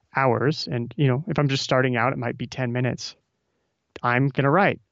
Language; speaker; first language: English; native; English